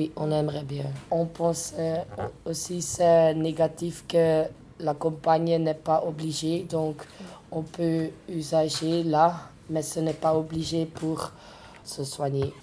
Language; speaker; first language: French; non-native, local second language; Dutch